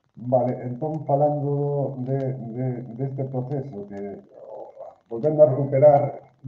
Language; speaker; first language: Galician; non-native, local second language; Spanish